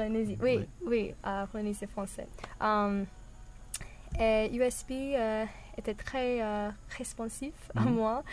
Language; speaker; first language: French; non-native, learner; English